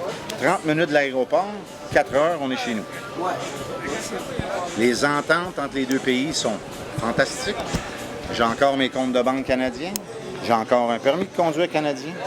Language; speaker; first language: French; native; French